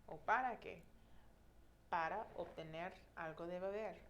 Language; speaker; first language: Spanish; non-native, fluent; English